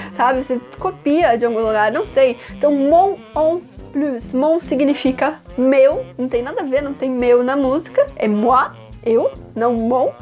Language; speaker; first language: Portuguese; native; Portuguese